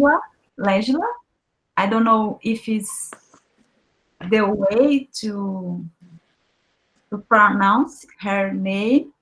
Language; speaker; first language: English; non-native, learner; Portuguese